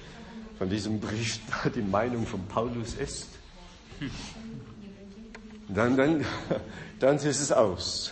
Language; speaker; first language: German; non-native, fluent; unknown